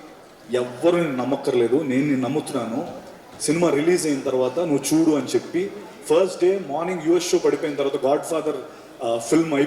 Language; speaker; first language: Telugu; native; Telugu